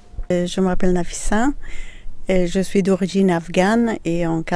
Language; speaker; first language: French; non-native, fluent; Persian